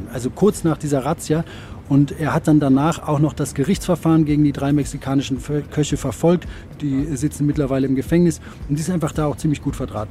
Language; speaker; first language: German; native; German